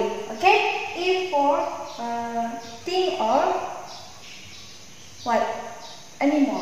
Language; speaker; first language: English; non-native, learner; Indonesian